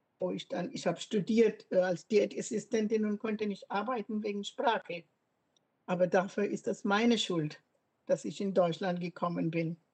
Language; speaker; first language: German; non-native, fluent; Punjabi